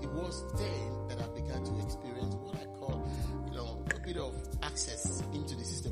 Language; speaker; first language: English; non-native, local second language; Yoruba